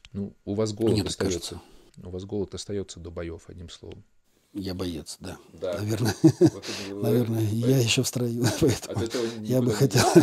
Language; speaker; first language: Russian; native; Russian